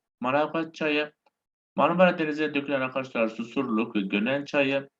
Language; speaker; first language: Turkish; native; Turkish